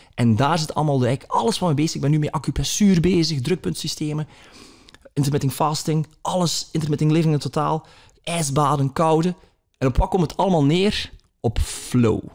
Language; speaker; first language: Dutch; native; Dutch